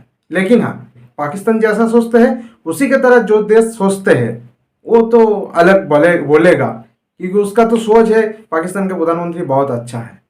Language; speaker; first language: Hindi; non-native, fluent; Bangla